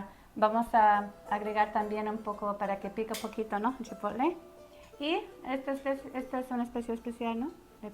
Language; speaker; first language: Spanish; early bilingual, heritage; Spanish